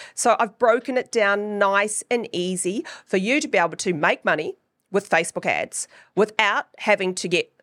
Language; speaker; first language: English; native; English